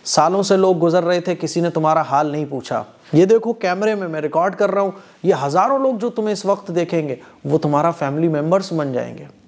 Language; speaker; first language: Hindi; native; Hindi